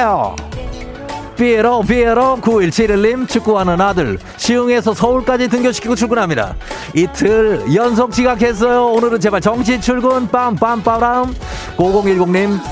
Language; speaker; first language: Korean; native; Korean